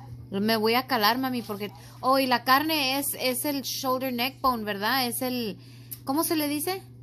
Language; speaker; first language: Spanish; early bilingual, heritage; Spanish